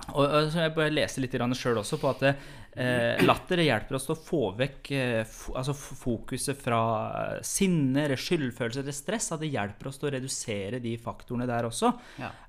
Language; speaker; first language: Norwegian; non-native, fluent; Persian